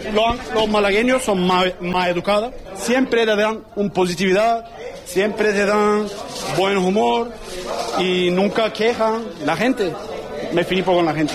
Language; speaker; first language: Spanish; non-native, learner; Turkish